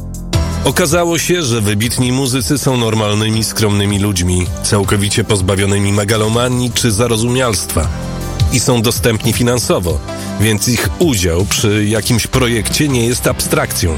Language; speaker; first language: Polish; native; Polish